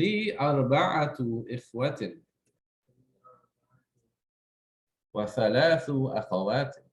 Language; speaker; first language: Arabic; non-native, fluent; English